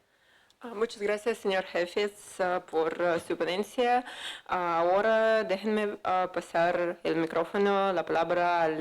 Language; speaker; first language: Spanish; non-native, fluent; Russian